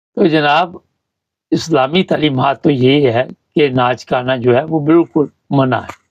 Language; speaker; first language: Urdu; native; Urdu